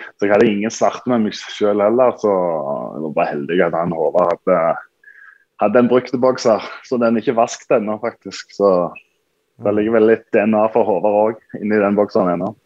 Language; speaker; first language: Norwegian; native; Norwegian